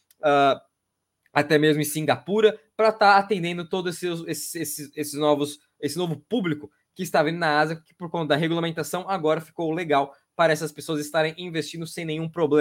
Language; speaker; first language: Portuguese; native; Portuguese